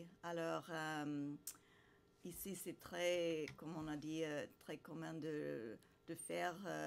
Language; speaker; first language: French; non-native, fluent; English